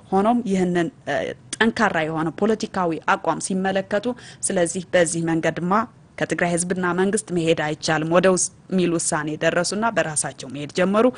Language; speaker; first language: Amharic; non-native, local second language; Tigrinya